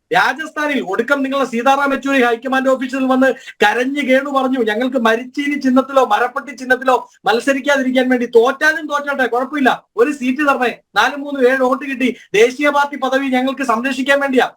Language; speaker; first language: Malayalam; native; Malayalam